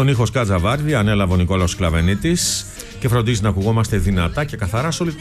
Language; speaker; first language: Greek; native; Greek